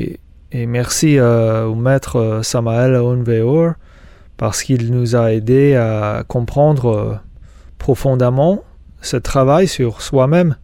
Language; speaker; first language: French; non-native, fluent; Spanish